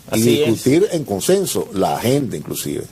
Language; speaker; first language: Spanish; native; Spanish